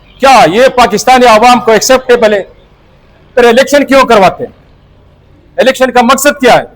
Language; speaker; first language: Urdu; non-native, local second language; Pashto